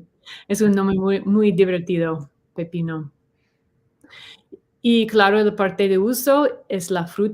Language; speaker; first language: Spanish; non-native, learner; English